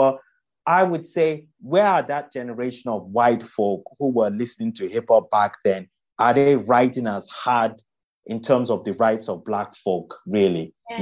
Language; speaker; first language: English; non-native, local second language; Yoruba